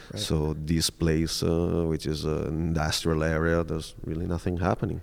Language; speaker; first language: English; non-native, fluent; Italian